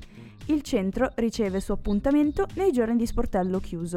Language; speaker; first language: Italian; native; Italian